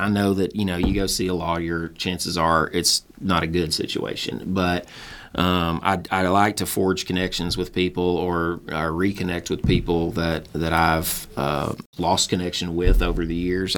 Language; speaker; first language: English; native; English